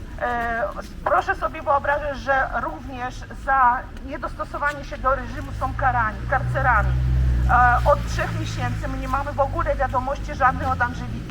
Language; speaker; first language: Polish; early bilingual, heritage; Polish